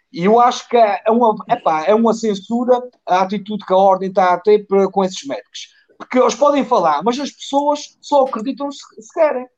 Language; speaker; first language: Portuguese; native; Portuguese